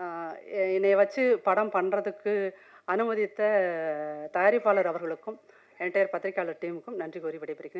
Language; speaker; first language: Tamil; native; Tamil